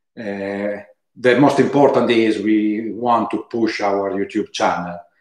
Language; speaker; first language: English; non-native, fluent; Italian